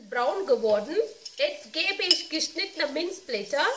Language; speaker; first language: German; non-native, learner; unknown